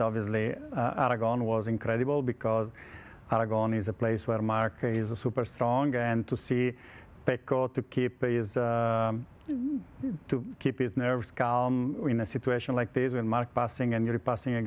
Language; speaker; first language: English; non-native, fluent; Italian